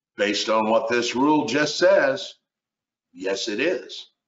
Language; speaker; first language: English; native; English